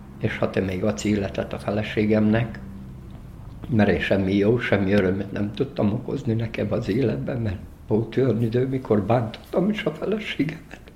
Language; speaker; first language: Hungarian; native; Hungarian